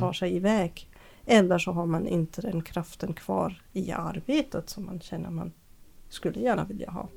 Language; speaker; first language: Swedish; non-native, fluent; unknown